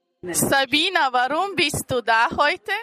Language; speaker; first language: German; non-native, learner; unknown